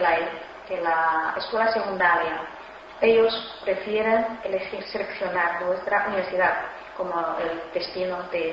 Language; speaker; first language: Spanish; non-native, fluent; Chinese